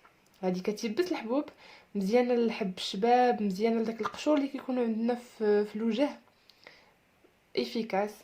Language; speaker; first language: Arabic; native; Arabic